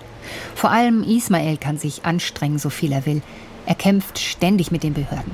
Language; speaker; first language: German; native; German